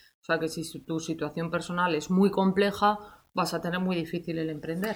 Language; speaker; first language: Spanish; native; Spanish